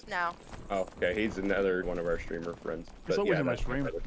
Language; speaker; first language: English; native; English